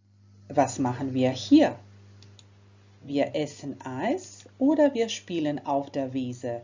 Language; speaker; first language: German; non-native, fluent; Croatian